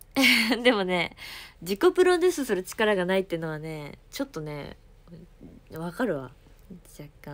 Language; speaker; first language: Japanese; native; Japanese